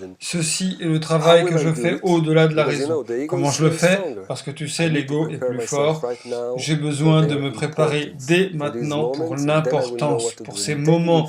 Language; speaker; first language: French; non-native, fluent; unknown